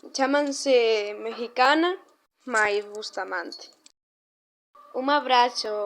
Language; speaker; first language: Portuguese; non-native, learner; Galician